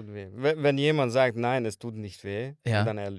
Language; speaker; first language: German; non-native, learner; Hungarian